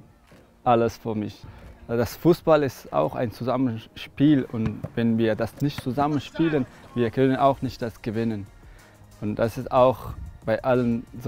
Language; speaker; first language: German; non-native, learner; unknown